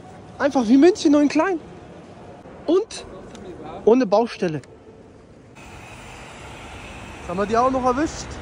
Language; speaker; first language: German; native; German